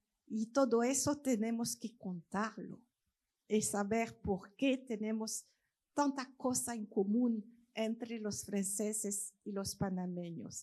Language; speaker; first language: Spanish; non-native, fluent; French